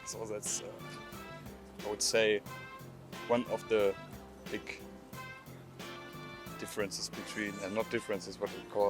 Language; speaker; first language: English; non-native, learner; German